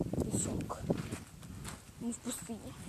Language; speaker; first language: Russian; native; Russian